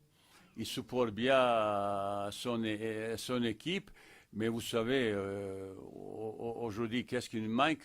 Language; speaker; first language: French; non-native, fluent; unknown